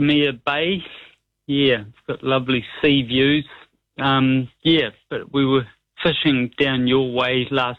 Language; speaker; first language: English; native; English